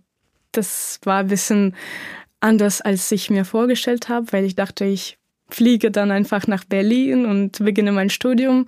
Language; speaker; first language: German; non-native, fluent; Ukrainian